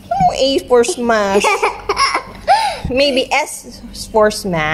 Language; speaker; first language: English; non-native, local second language; Filipino